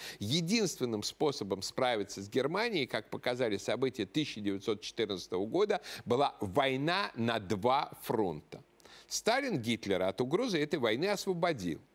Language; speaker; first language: Russian; native; Russian